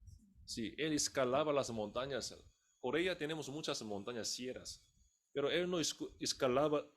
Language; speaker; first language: Spanish; non-native, fluent; Korean